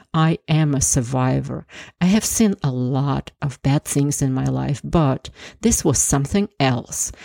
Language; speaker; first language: English; non-native, fluent; Ukrainian